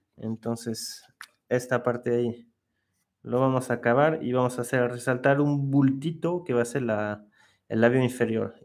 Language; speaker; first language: Spanish; non-native, fluent; French